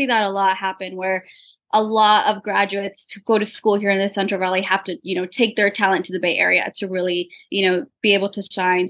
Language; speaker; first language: English; early bilingual, other home language; Spanish